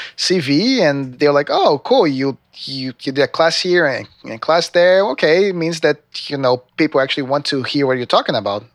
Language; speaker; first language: English; non-native, fluent; Portuguese